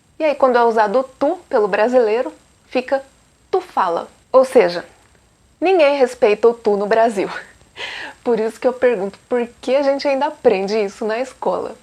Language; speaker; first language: Portuguese; native; Portuguese